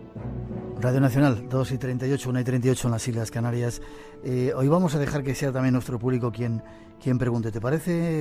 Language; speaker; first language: Spanish; native; Spanish